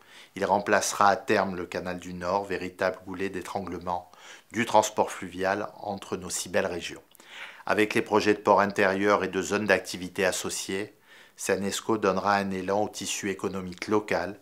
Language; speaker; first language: French; native; French